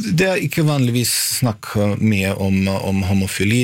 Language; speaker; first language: Norwegian; non-native, fluent; Bosnian